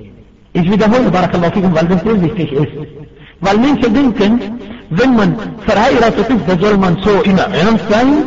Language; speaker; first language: German; non-native, fluent; Arabic